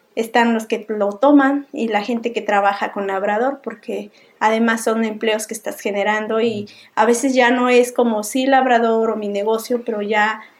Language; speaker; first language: Spanish; native; Spanish